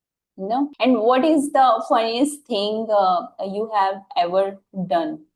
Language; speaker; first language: English; non-native, fluent; Hindi